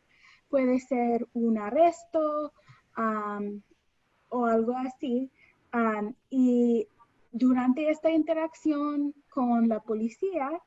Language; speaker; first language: Spanish; non-native, fluent; English